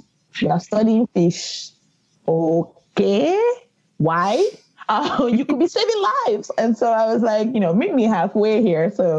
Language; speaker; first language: English; non-native, local second language; Yoruba